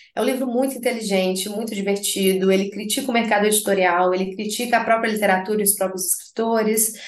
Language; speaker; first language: Portuguese; native; Portuguese